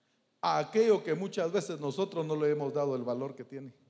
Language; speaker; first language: Spanish; native; Spanish